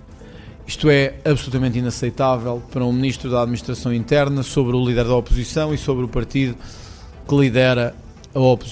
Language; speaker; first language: Portuguese; native; Portuguese